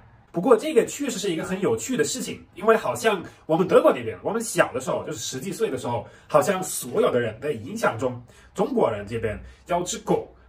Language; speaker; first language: Chinese; non-native, fluent; German